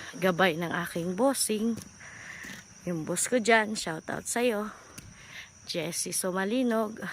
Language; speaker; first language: Filipino; non-native, local second language; Cebuano